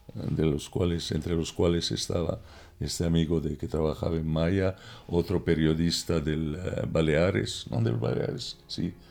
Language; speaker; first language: Spanish; non-native, fluent; Arabic